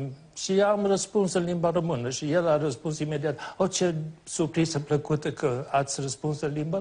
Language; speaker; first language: Romanian; non-native, fluent; Swedish